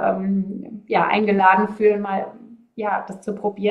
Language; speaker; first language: German; native; German